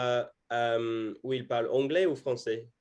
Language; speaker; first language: French; non-native, fluent; English